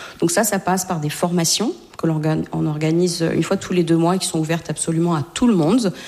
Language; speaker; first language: French; native; French